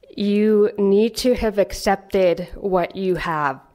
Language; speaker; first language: English; native; English